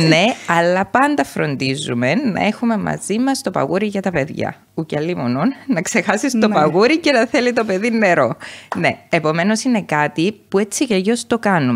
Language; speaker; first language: Greek; native; Greek